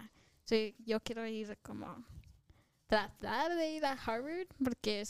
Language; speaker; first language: Spanish; early bilingual, heritage; Spanish